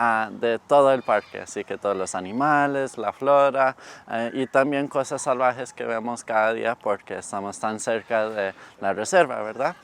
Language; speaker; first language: Spanish; non-native, fluent; English